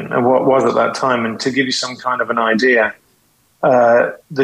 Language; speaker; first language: English; native; English